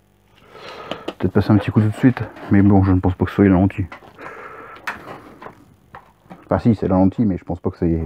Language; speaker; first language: French; native; French